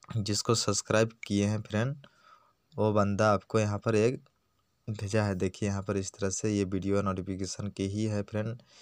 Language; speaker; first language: Hindi; native; Hindi